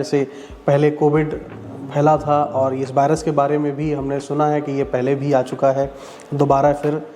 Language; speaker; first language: Hindi; native; Hindi